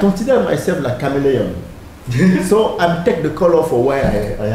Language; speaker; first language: English; non-native, fluent; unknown